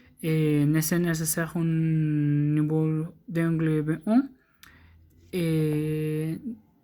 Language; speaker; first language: French; non-native, learner; Spanish